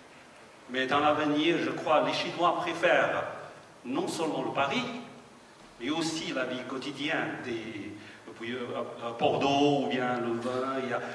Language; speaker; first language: French; non-native, fluent; Chinese